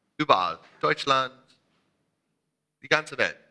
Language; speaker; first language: German; non-native, learner; English